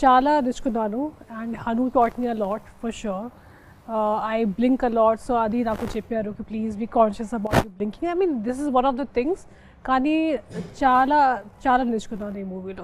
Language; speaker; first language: Telugu; non-native, fluent; Hindi